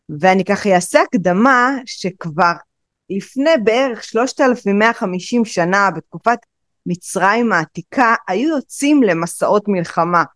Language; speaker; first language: Hebrew; native; Hebrew